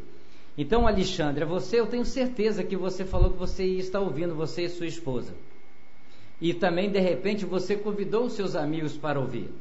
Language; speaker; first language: Portuguese; native; Portuguese